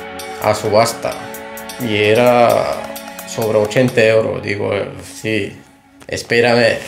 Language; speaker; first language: Spanish; non-native, fluent; Bulgarian